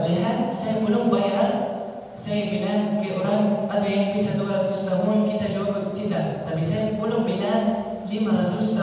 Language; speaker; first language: Indonesian; non-native, learner; Arabic